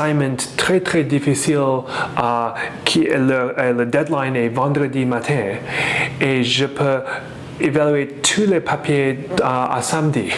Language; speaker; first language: French; non-native, fluent; English